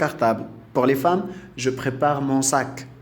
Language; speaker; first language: French; non-native, local second language; Arabic